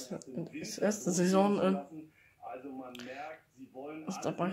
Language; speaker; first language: German; non-native, learner; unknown